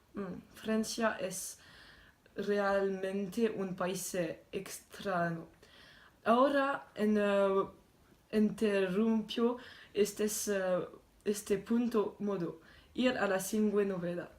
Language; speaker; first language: Spanish; non-native, learner; French